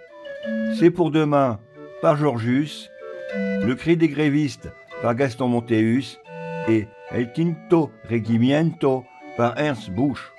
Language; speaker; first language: French; native; French